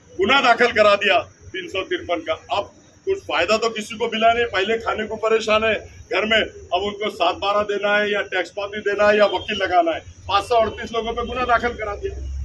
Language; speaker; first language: Hindi; non-native, local second language; Urdu